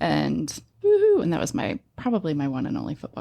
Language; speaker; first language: English; native; English